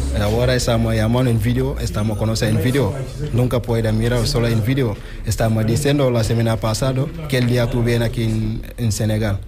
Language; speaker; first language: Spanish; non-native, learner; Wolof